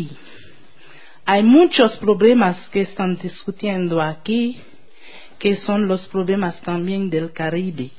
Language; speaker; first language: Spanish; non-native, fluent; Haitian Creole